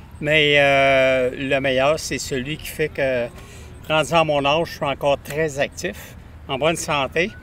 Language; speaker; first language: French; native; French